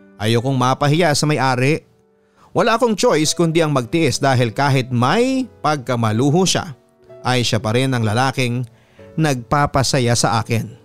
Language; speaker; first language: Filipino; native; Filipino